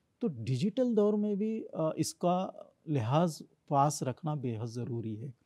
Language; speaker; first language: Urdu; native; Urdu